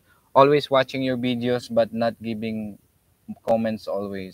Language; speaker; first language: English; non-native, local second language; Filipino